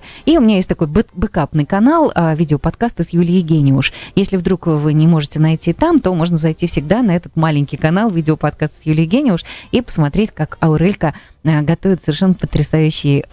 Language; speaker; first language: Russian; native; Russian